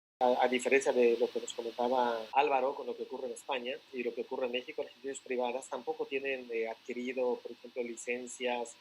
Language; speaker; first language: Spanish; native; Spanish